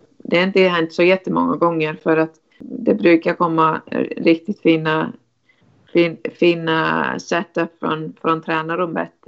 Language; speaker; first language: Swedish; non-native, fluent; Icelandic